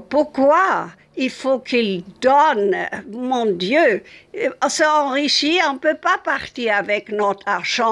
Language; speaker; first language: French; non-native, fluent; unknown